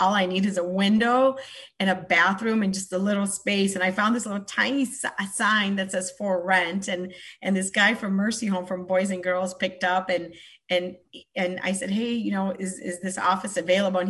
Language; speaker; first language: English; early bilingual, other home language; Polish